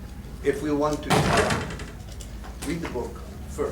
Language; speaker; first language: English; non-native, learner; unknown